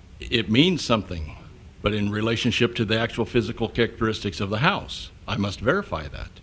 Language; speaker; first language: English; native; English